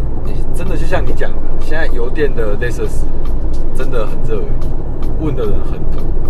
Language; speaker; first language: Chinese; native; Chinese